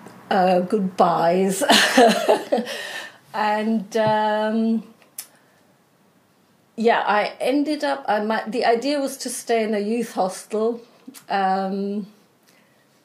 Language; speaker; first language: English; non-native, fluent; German